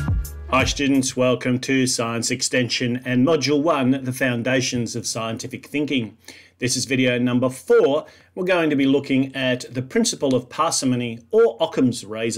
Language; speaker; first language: English; native; English